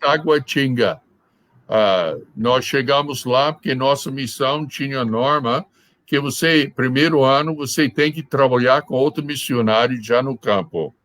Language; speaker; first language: Portuguese; non-native, fluent; English